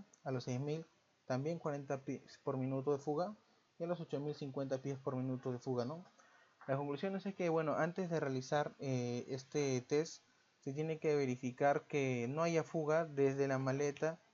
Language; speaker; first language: Spanish; native; Spanish